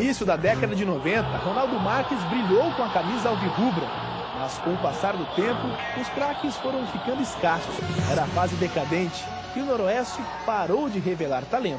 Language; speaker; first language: Portuguese; native; Portuguese